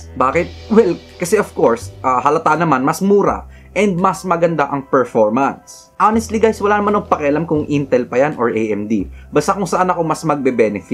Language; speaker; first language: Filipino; native; Filipino